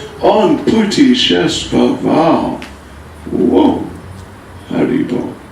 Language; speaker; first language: Russian; non-native, learner; English